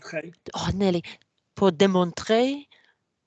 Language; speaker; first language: French; non-native, learner; English